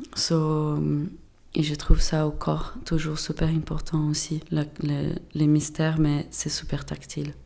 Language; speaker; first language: French; non-native, fluent; Portuguese